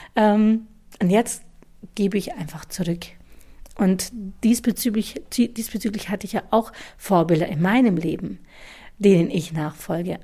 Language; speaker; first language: German; native; German